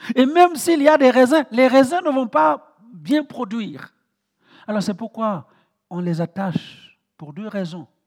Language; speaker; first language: French; non-native, local second language; Mossi